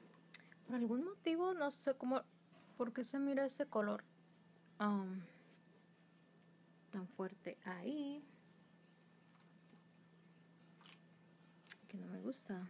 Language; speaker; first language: Spanish; early bilingual, heritage; Spanish